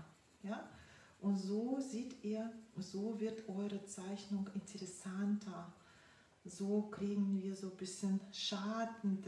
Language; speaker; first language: German; non-native, fluent; Russian